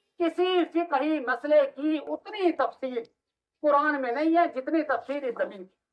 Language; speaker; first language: Urdu; non-native, local second language; Kashmiri